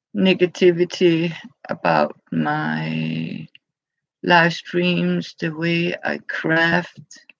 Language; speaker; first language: English; non-native, fluent; Danish